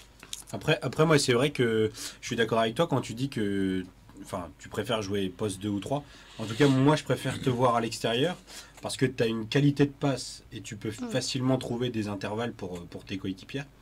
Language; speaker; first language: French; native; French